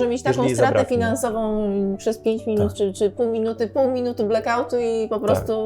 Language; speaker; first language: Polish; native; Polish